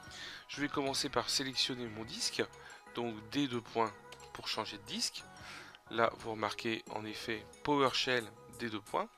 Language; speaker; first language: French; native; French